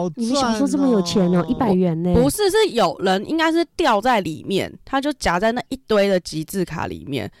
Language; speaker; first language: Chinese; non-native, local second language; Hakka Chinese